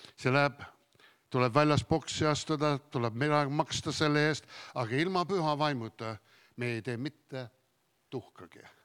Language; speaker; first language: Estonian; non-native, fluent; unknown